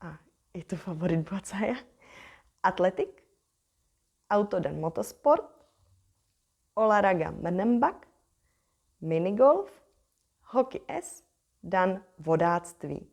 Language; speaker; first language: Indonesian; non-native, fluent; Czech